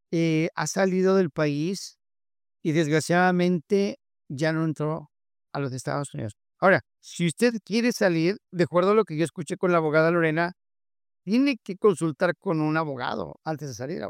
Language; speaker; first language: Spanish; native; Spanish